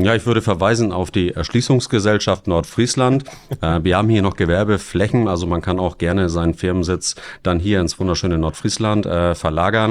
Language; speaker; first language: German; native; German